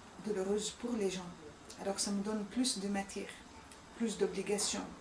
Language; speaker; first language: French; non-native, fluent; Arabic